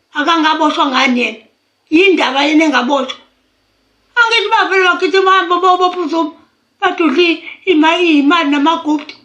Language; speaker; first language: Zulu; native; Zulu